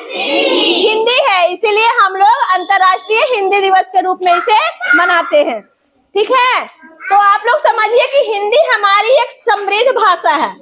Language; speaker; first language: Hindi; native; Hindi